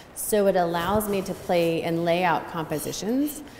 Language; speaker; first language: English; native; English